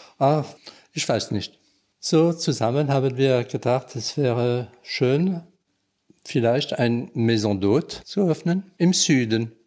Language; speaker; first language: German; non-native, local second language; French